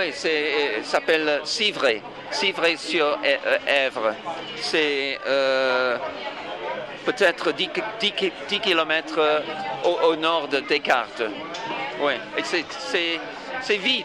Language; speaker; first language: French; non-native, fluent; English